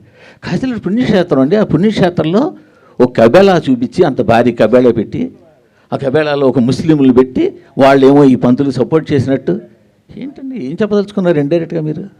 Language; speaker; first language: Telugu; native; Telugu